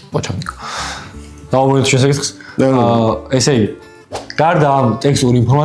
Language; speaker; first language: Georgian; native; Georgian